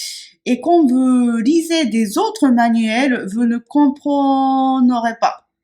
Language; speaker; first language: French; non-native, fluent; Japanese